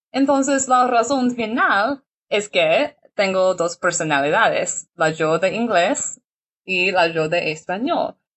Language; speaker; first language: Spanish; non-native, learner; English